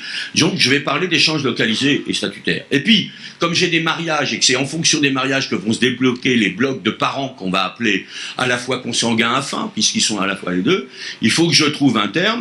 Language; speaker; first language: French; native; French